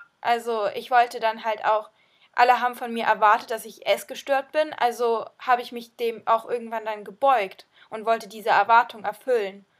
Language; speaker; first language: German; native; German